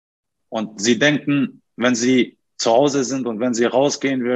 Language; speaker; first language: German; non-native, learner; Turkish